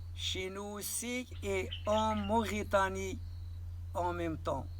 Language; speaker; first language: French; non-native, local second language; Arabic